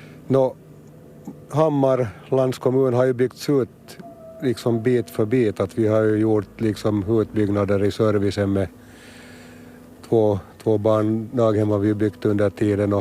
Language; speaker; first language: Swedish; native; Swedish